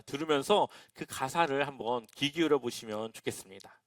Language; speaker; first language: Korean; native; Korean